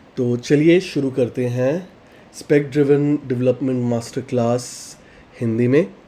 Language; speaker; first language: Hindi; native; Hindi